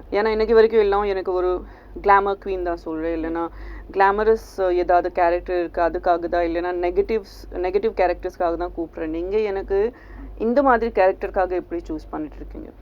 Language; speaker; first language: Tamil; non-native, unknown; Gujarati